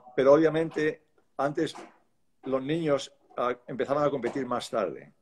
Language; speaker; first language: Spanish; native; Spanish